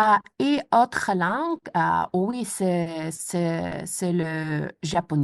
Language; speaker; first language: French; non-native, fluent; Ukrainian